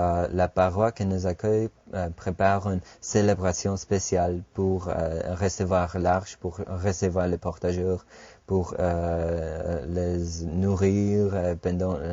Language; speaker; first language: French; non-native, fluent; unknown